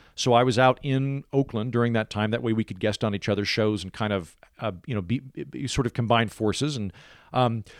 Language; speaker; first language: English; native; English